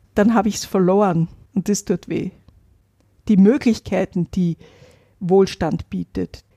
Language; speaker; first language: German; native; German